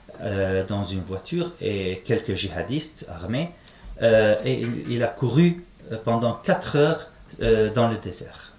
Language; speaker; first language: French; non-native, fluent; Arabic